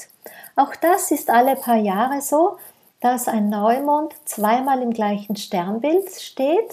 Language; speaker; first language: German; native; German